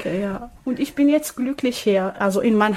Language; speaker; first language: German; non-native, learner; Arabic